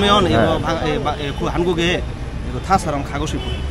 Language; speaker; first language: Korean; non-native, learner; Bangla